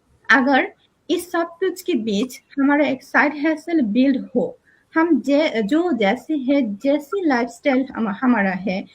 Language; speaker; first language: Hindi; non-native, fluent; Bangla